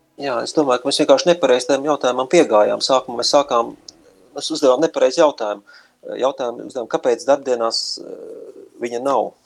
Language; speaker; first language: Latvian; native; Latvian